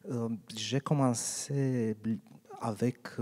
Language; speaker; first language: French; non-native, learner; Romanian